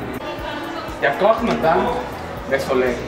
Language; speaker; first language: French; non-native, learner; Spanish